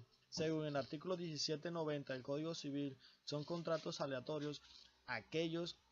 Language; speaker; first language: Spanish; native; Spanish